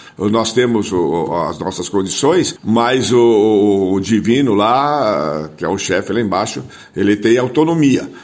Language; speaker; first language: Portuguese; non-native, local second language; German